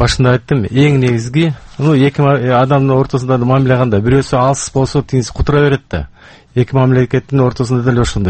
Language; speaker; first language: Kyrgyz; native; Kyrgyz